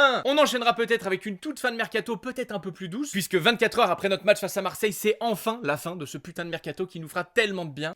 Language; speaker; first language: French; native; French